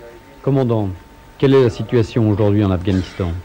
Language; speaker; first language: French; native; French